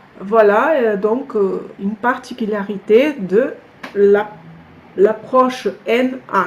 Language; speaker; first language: French; non-native, fluent; Portuguese